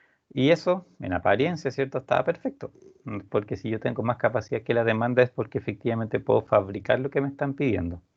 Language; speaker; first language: Spanish; native; Spanish